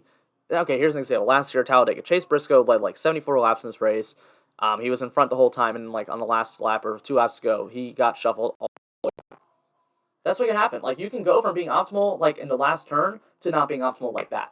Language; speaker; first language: English; native; English